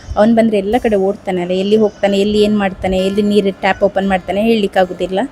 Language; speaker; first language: Kannada; native; Kannada